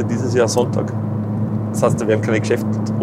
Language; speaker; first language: German; native; German